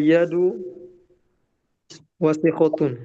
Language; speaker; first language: Arabic; non-native, learner; Indonesian